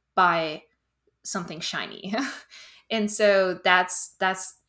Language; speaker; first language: English; non-native, fluent; German